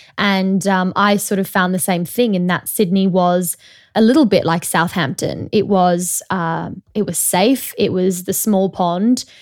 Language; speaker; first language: English; native; English